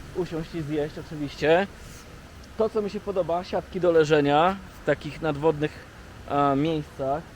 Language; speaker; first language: Polish; native; Polish